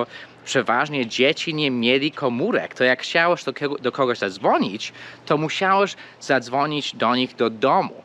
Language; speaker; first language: Polish; early bilingual, heritage; Polish